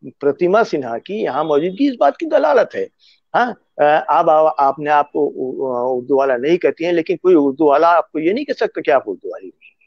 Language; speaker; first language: Urdu; native; Urdu